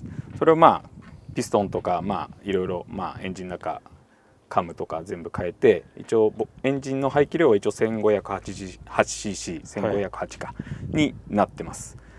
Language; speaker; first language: Japanese; native; Japanese